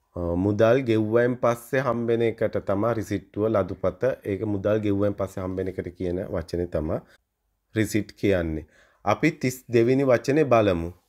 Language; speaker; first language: Sinhala; native; Sinhala